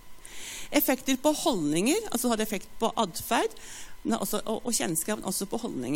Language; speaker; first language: Norwegian; native; Norwegian